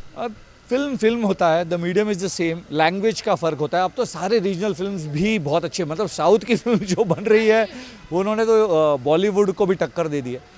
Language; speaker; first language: Hindi; non-native, local second language; Tulu